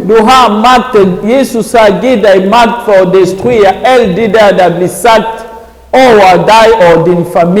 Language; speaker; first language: Swedish; non-native, learner; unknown